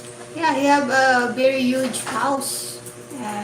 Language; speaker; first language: English; non-native, local second language; Filipino